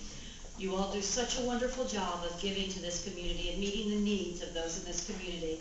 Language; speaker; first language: English; native; English